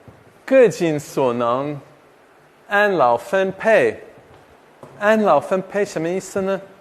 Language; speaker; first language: Chinese; non-native, fluent; English